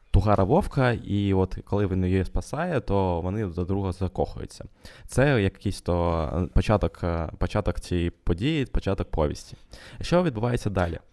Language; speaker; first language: Ukrainian; non-native, local second language; Russian